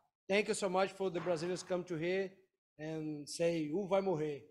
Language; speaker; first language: English; non-native, learner; Portuguese